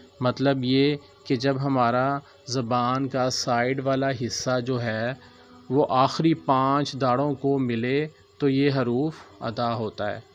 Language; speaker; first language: Urdu; native; Urdu